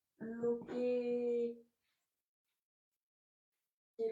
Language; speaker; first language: Spanish; non-native, learner; French